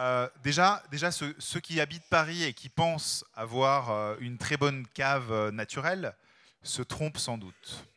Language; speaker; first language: French; native; French